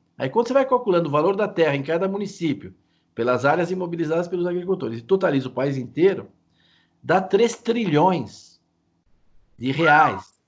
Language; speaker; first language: Portuguese; native; Portuguese